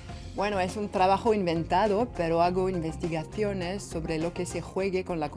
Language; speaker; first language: Spanish; non-native, fluent; French